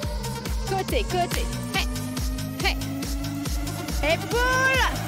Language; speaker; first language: French; native; French